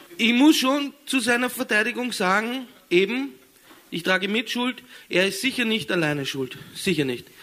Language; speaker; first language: German; native; German